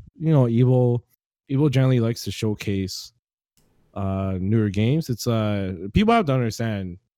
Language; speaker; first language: English; native; English